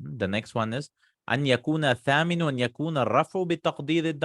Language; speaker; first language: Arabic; non-native, fluent; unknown